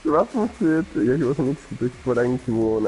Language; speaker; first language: German; native; German